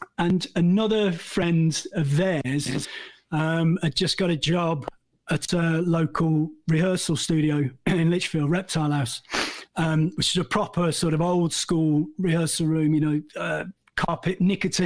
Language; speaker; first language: English; native; English